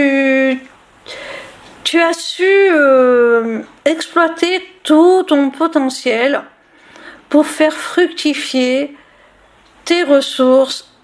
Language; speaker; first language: French; native; French